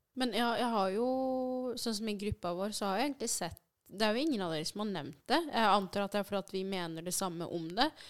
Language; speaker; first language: Norwegian; early bilingual, other home language; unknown